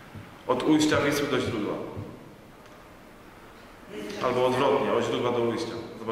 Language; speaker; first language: Polish; native; Polish